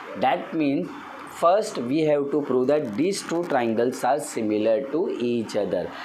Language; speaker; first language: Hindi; non-native, local second language; Marathi